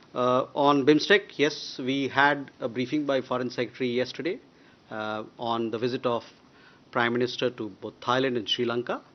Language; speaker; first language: English; non-native, local second language; Hindi